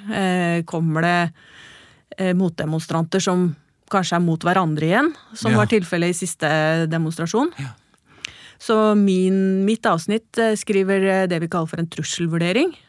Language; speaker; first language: Norwegian; native; Norwegian